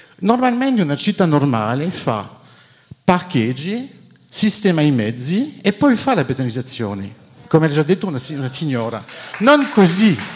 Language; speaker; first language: Italian; non-native, fluent; French